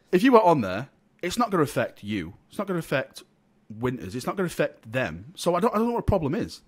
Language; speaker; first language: English; native; English